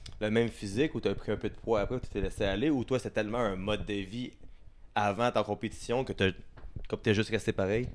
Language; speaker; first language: French; native; French